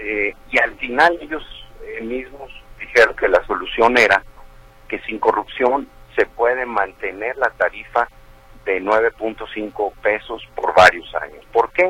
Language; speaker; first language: Spanish; native; Spanish